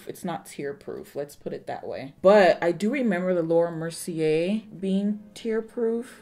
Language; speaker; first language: English; early bilingual, other home language; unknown